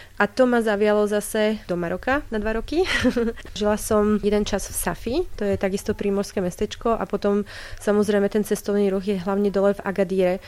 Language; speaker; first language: Slovak; native; Slovak